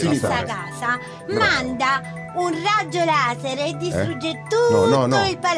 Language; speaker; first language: Italian; native; Italian